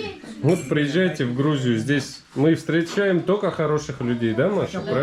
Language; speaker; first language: Russian; native; Russian